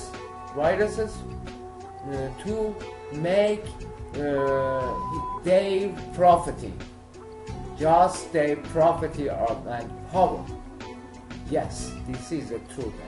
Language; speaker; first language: English; non-native, learner; Persian